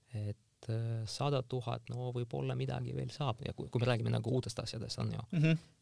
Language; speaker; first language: Estonian; non-native, local second language; Russian